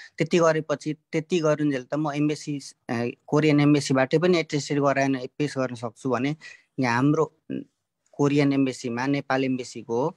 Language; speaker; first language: Nepali; native; Nepali